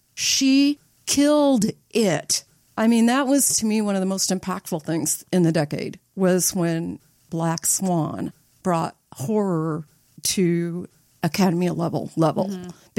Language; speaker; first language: English; native; English